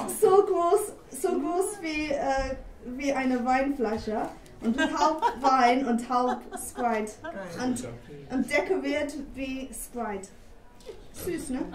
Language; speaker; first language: German; non-native, fluent; English